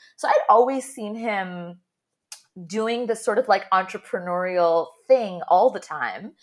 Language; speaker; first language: English; non-native, fluent; Arabic